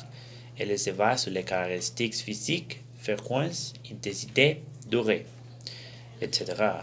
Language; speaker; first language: French; non-native, learner; Spanish